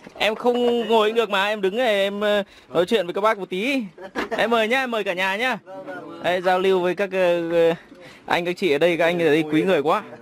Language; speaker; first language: Vietnamese; native; Vietnamese